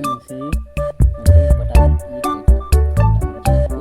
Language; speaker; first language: English; non-native, learner; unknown